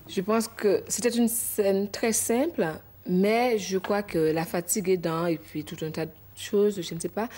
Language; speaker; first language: French; native; French